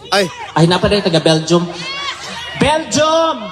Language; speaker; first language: English; non-native, local second language; Cebuano